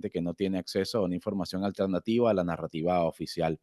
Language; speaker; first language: Spanish; native; Spanish